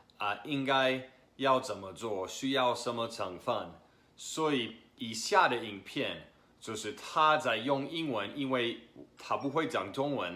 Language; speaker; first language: Chinese; non-native, fluent; English